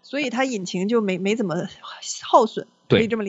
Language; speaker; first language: Chinese; native; Chinese